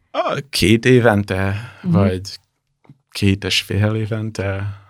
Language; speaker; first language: Hungarian; non-native, fluent; English